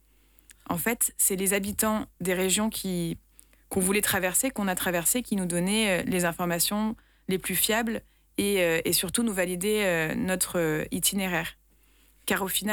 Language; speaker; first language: French; native; French